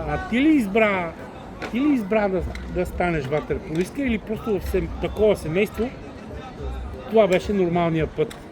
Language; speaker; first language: Bulgarian; native; Bulgarian